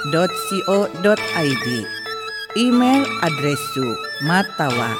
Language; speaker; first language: Japanese; non-native, learner; Indonesian